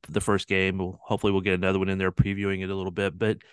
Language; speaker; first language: English; native; English